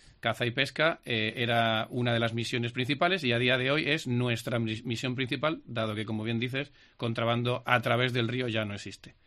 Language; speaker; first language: Spanish; native; Spanish